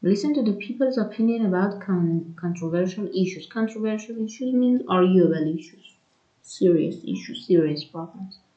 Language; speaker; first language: English; non-native, fluent; Persian